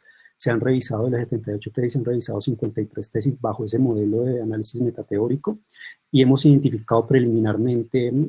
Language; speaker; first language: Spanish; native; Spanish